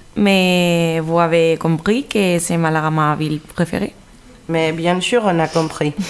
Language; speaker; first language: French; non-native, fluent; Greek